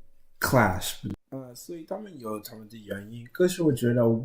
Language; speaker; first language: Chinese; non-native, learner; English